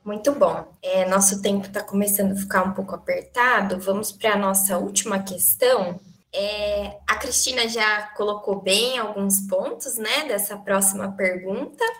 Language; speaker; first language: Portuguese; native; Portuguese